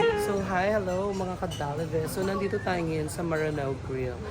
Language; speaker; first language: Filipino; native; Filipino